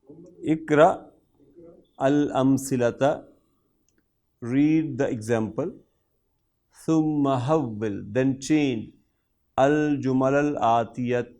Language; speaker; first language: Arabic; non-native, fluent; Urdu